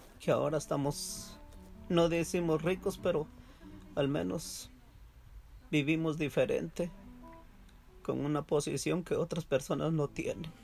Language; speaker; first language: Spanish; native; Spanish